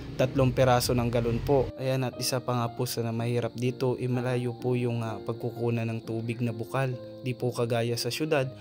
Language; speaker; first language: Filipino; non-native, local second language; Bikol